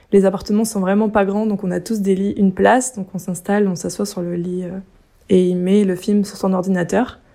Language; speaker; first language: French; native; French